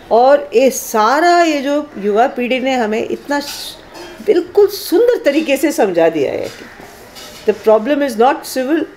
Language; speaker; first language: Hindi; native; Hindi